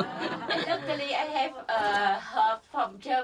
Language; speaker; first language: English; non-native, learner; Vietnamese